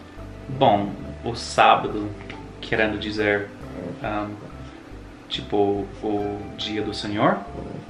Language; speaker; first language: Portuguese; non-native, fluent; English